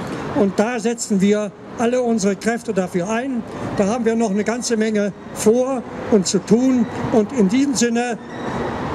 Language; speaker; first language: German; native; German